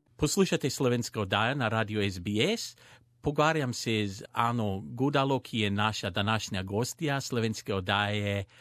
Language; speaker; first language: Slovenian; early bilingual, heritage; Slovenian